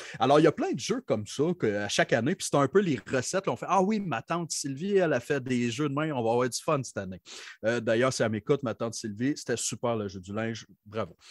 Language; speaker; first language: French; native; French